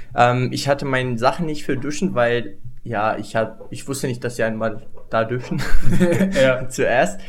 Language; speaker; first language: German; non-native, fluent; Arabic